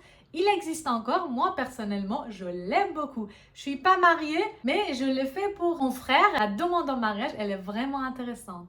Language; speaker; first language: French; non-native, fluent; Persian